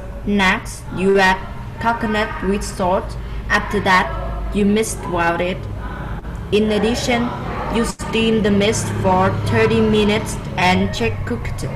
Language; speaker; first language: English; non-native, learner; Vietnamese